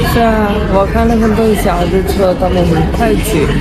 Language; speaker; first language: Chinese; non-native, learner; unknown